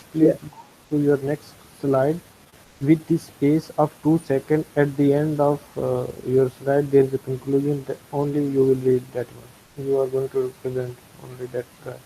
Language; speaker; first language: English; non-native, fluent; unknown